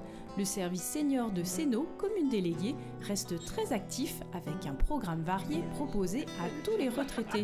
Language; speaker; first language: French; native; French